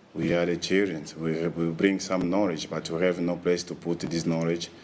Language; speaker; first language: English; non-native, learner; Portuguese